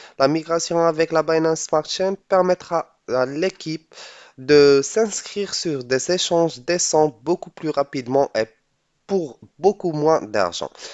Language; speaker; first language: French; non-native, local second language; Arabic